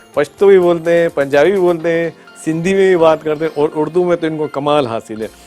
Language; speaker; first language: Urdu; native; Urdu